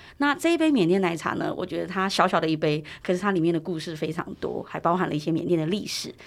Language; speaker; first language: Chinese; early bilingual, heritage; Chinese